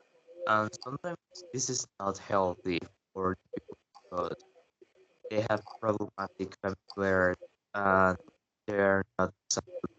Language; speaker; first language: English; non-native, learner; Spanish